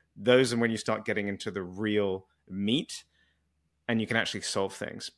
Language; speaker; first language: English; native; English